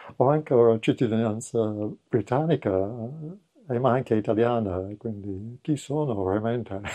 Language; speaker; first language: Italian; non-native, fluent; English